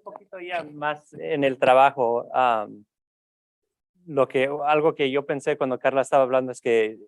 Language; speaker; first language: Spanish; early bilingual, heritage; Spanish